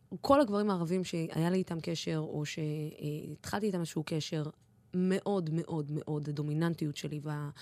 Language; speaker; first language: Hebrew; non-native, local second language; Arabic